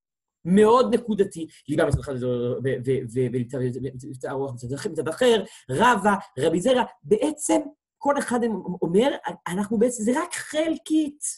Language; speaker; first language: Hebrew; native; Hebrew